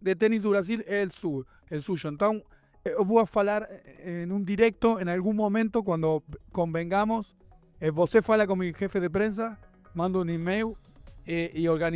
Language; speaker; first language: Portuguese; non-native, learner; Spanish